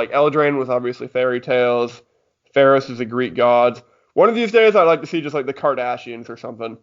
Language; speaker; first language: English; native; English